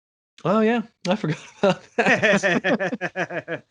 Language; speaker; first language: English; native; English